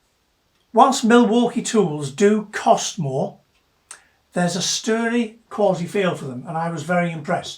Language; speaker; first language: English; native; English